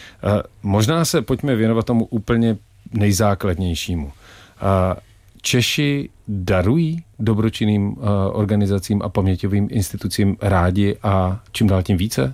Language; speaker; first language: Czech; native; Czech